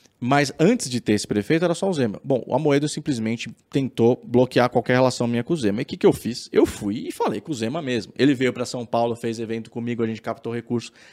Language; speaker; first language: Portuguese; native; Portuguese